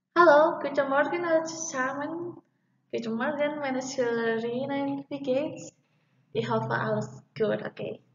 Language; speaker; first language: German; non-native, fluent; Indonesian